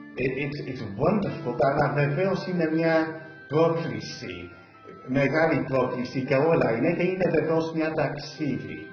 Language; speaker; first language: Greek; early bilingual, heritage; English